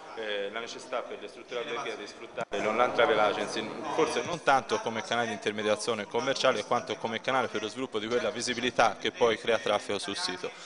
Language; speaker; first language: Italian; native; Italian